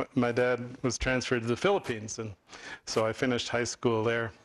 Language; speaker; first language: English; native; English